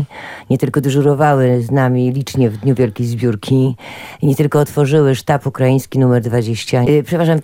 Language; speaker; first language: Polish; native; Polish